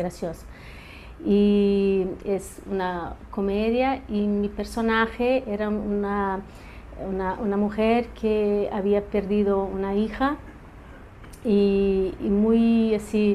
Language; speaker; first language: Spanish; early bilingual, heritage; Portuguese